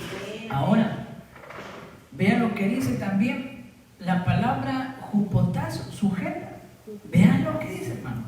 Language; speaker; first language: Spanish; native; Spanish